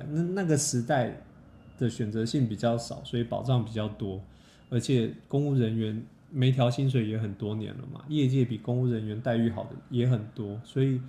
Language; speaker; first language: Chinese; native; Chinese